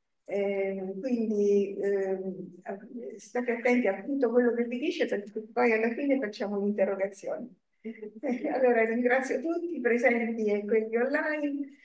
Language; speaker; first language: Italian; native; Italian